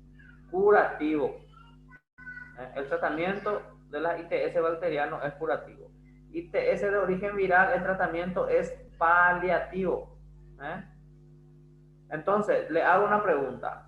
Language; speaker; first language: Spanish; non-native, fluent; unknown